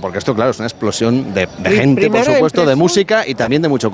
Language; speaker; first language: Spanish; native; Spanish